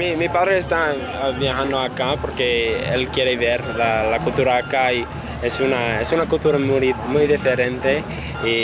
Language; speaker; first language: Spanish; non-native, learner; English